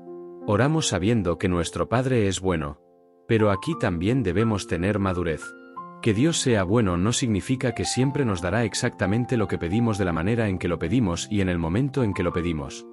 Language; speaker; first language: Spanish; native; Spanish